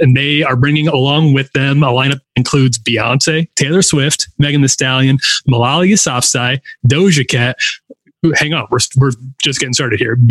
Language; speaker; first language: English; native; English